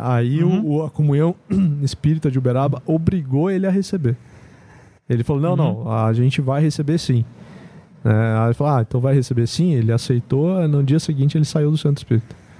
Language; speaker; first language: Portuguese; native; Portuguese